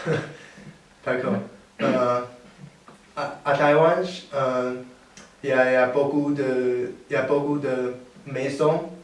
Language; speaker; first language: French; non-native, learner; Chinese